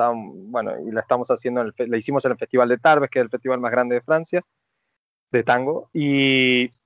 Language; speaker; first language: Spanish; native; Spanish